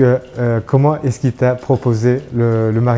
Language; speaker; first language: French; non-native, fluent; Turkish